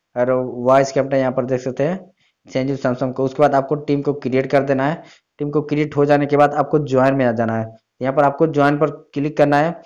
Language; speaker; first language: Hindi; native; Hindi